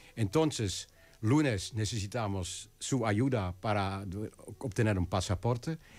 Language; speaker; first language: Spanish; non-native, learner; Dutch